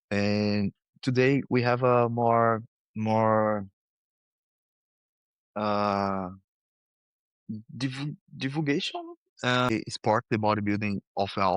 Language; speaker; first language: English; non-native, learner; Portuguese